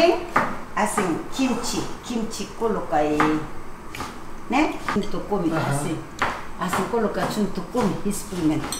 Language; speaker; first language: Portuguese; non-native, local second language; Korean